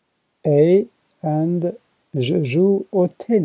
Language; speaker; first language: French; non-native, learner; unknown